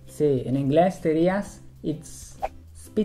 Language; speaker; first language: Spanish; non-native, fluent; English